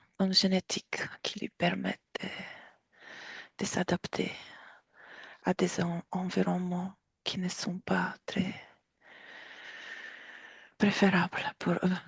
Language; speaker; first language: French; non-native, fluent; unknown